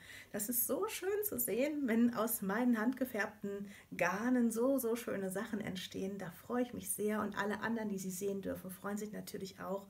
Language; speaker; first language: German; native; German